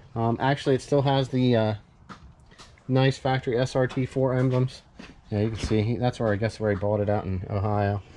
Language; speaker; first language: English; native; English